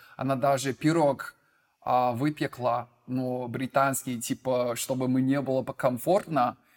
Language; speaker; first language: Russian; non-native, fluent; English